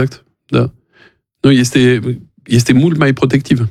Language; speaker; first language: Romanian; non-native, fluent; French